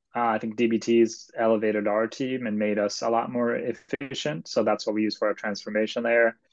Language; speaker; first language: English; non-native, fluent; Swedish